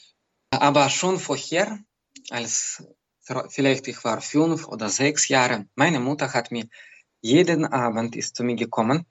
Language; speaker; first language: German; non-native, learner; Belarusian